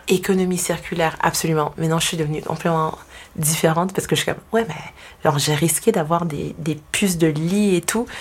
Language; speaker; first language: French; non-native, fluent; English